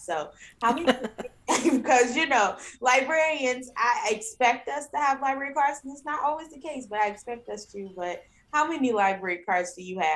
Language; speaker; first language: English; native; English